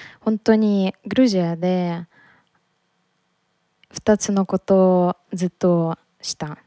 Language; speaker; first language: Japanese; non-native, learner; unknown